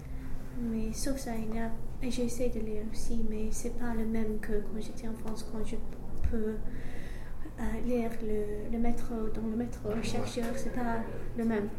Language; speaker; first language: French; non-native, learner; English